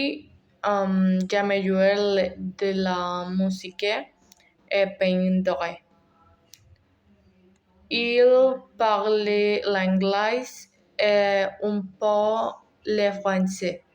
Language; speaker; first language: French; non-native, learner; Spanish